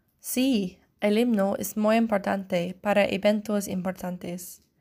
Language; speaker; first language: Spanish; non-native, learner; English